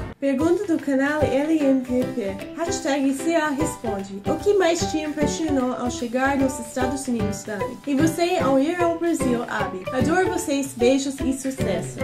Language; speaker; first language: Portuguese; non-native, fluent; English